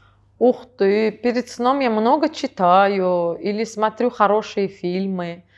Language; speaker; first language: Russian; non-native, local second language; Turkmen